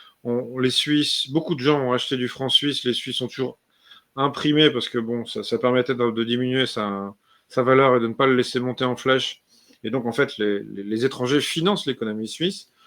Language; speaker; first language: French; native; French